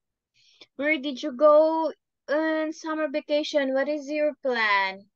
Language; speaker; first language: English; non-native, fluent; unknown